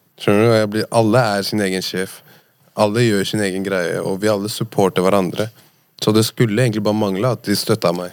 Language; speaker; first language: Norwegian; native; Norwegian